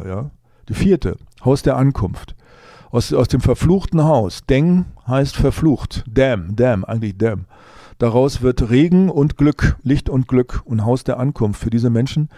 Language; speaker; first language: German; native; German